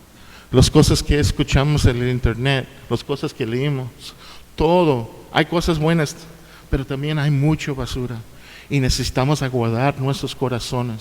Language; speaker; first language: Spanish; non-native, fluent; English